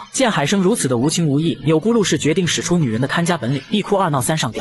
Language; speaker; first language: Chinese; native; Chinese